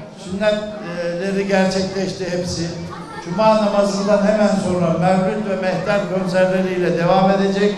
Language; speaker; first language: Turkish; native; Turkish